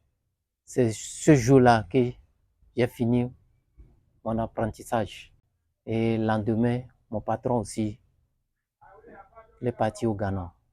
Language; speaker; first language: French; non-native, learner; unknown